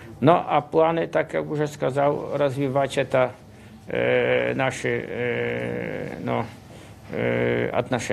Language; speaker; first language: Russian; non-native, fluent; Polish